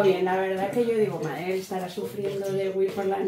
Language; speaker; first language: Spanish; native; Spanish